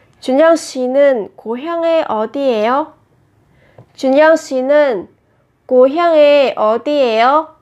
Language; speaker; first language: Korean; non-native, fluent; Vietnamese